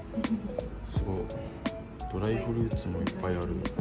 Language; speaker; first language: Japanese; native; Japanese